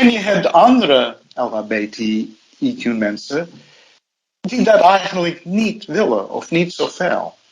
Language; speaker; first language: Dutch; non-native, fluent; English